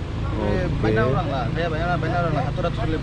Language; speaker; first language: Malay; non-native, learner; Bangla